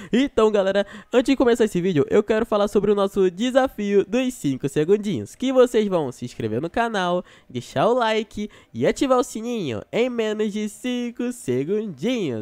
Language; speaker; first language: Portuguese; native; Portuguese